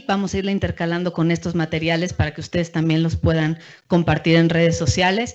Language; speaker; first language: Spanish; native; Spanish